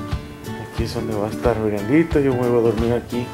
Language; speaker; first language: Spanish; native; Spanish